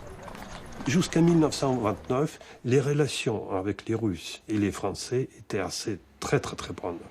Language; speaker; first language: French; non-native, fluent; Russian